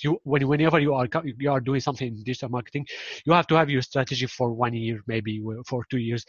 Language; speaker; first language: English; non-native, fluent; Arabic